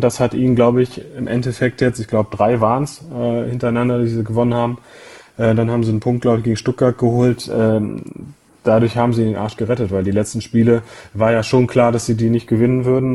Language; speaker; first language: German; native; German